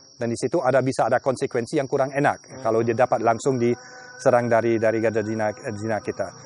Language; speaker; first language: Indonesian; non-native, fluent; German